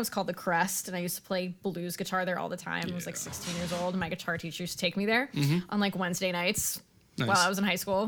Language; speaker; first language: English; native; English